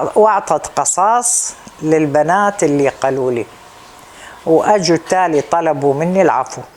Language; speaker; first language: Arabic; native; Arabic